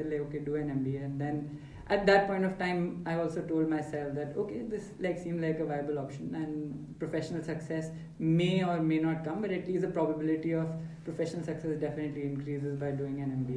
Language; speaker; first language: English; non-native, local second language; Hindi